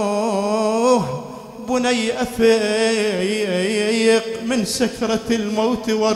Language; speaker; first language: Arabic; native; Arabic